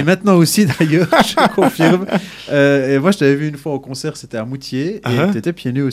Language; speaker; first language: French; native; French